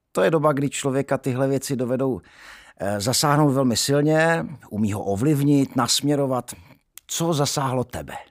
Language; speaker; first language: Czech; native; Czech